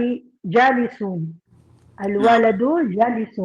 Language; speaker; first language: Arabic; non-native, fluent; Filipino